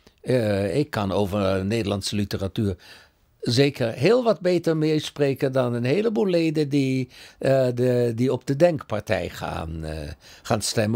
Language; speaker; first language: Dutch; early bilingual, other home language; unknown